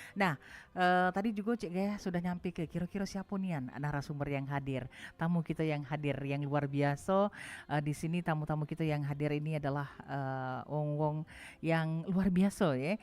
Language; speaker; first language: Indonesian; native; Indonesian